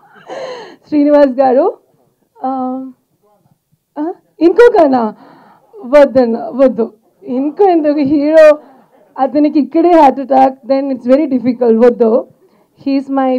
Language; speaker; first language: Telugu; non-native, learner; Malayalam